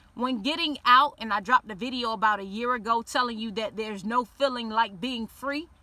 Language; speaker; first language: English; native; English